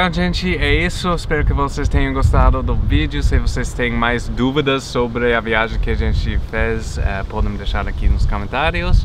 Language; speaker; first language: Portuguese; non-native, fluent; English